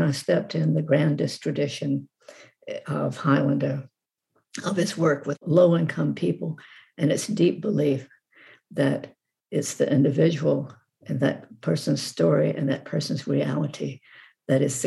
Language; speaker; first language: English; native; English